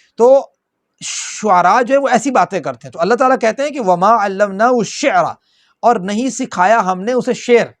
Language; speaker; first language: Urdu; non-native, local second language; Punjabi